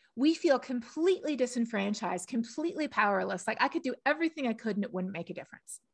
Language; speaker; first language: English; native; English